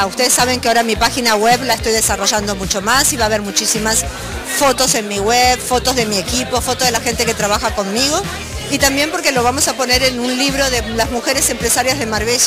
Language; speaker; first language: Spanish; native; Spanish